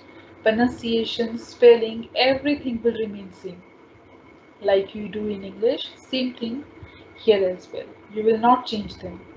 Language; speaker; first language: English; non-native, local second language; Hindi